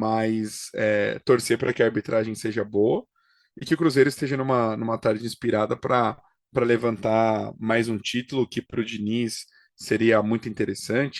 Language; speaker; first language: Portuguese; native; Portuguese